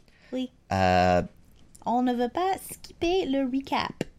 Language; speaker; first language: French; non-native, learner; English